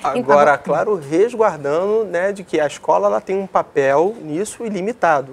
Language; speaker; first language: Portuguese; native; Portuguese